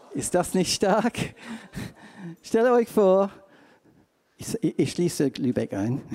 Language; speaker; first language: German; non-native, fluent; English